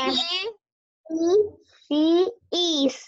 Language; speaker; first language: English; non-native, learner; Vietnamese